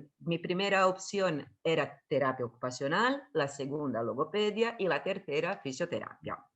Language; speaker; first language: Spanish; non-native, fluent; Portuguese